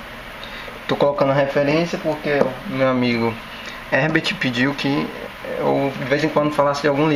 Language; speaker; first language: Portuguese; native; Portuguese